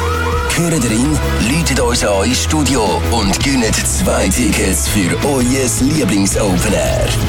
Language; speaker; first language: German; native; German